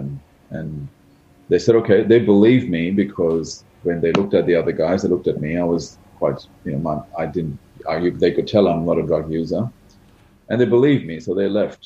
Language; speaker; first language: English; native; English